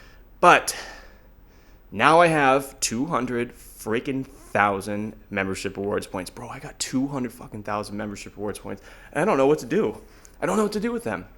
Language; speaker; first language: English; native; English